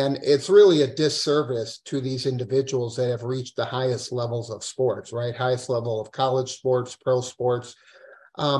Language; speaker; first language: English; native; English